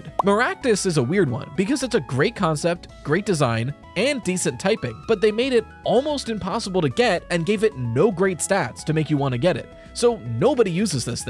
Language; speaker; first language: English; native; English